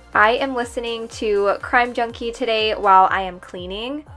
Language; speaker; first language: English; native; English